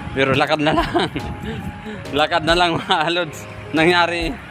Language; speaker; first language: Filipino; non-native, local second language; Bikol